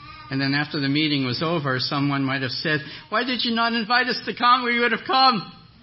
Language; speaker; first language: English; non-native, fluent; French